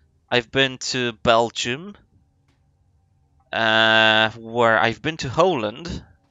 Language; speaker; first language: English; non-native, fluent; Polish